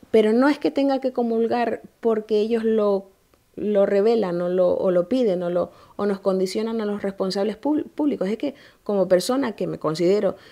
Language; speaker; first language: Spanish; native; Spanish